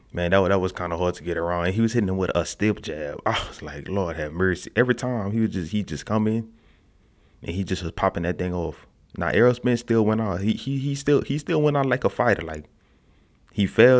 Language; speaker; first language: English; native; English